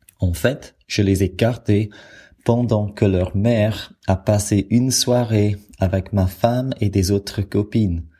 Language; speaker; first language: French; non-native, fluent; English